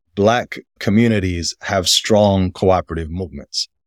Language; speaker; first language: English; native; English